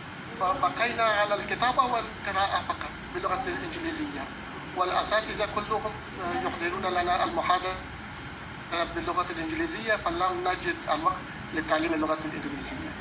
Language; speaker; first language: Arabic; non-native, fluent; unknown